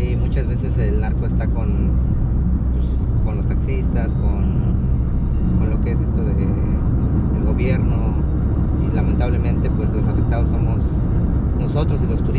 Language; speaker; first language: Spanish; native; Spanish